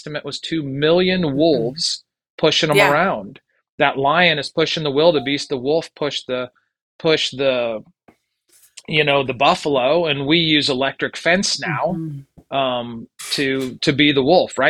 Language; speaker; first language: English; native; English